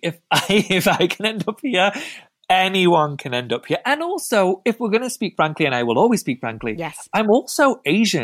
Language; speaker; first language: English; native; English